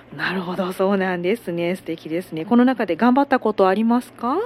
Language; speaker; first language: Japanese; native; Japanese